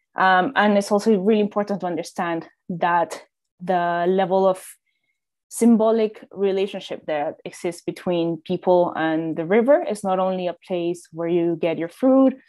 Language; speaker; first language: English; non-native, fluent; Spanish